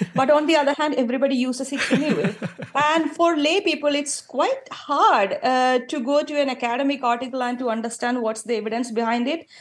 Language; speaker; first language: English; non-native, local second language; Malayalam